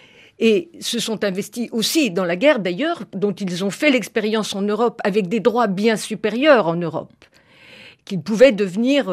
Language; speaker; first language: French; native; French